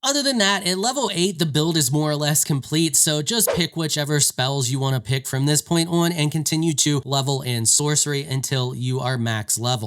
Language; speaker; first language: English; native; English